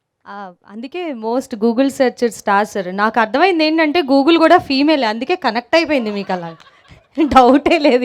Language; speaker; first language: Telugu; native; Telugu